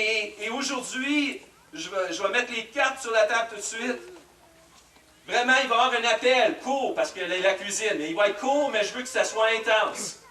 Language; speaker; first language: French; native; French